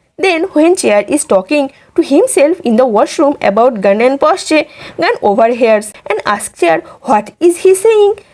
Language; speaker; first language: English; non-native, local second language; Hindi